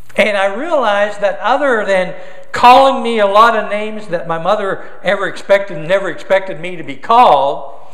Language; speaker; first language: English; native; English